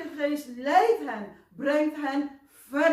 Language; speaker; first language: Dutch; non-native, fluent; Indonesian